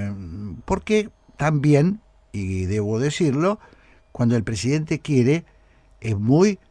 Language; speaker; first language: Spanish; native; Spanish